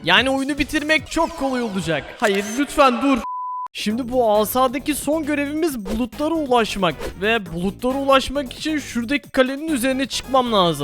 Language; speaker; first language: Turkish; native; Turkish